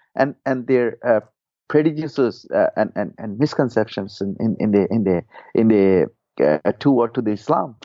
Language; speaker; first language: English; non-native, fluent; Burmese